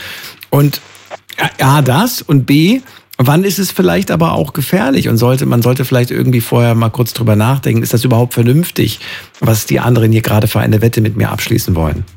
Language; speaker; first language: German; native; German